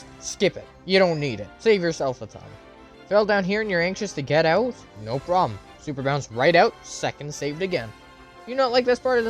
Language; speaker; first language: English; native; English